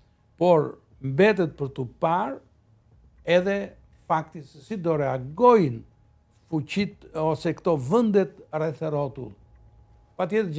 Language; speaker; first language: Albanian; native; Albanian